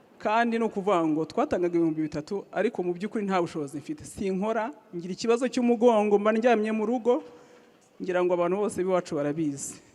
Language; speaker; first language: Kinyarwanda; native; Kinyarwanda